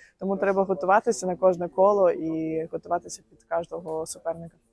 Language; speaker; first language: Ukrainian; non-native, local second language; Russian